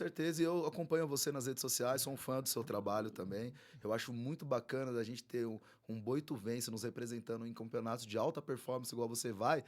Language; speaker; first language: Portuguese; native; Portuguese